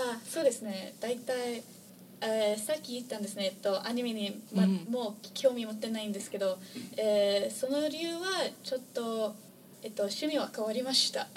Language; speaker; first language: Japanese; non-native, fluent; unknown